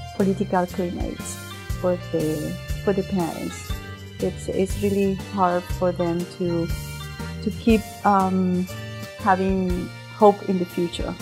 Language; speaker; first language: English; non-native, fluent; Spanish